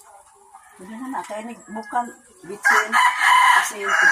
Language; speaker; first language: Filipino; non-native, local second language; Cebuano